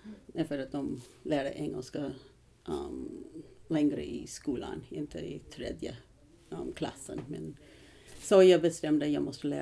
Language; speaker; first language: Swedish; early bilingual, heritage; English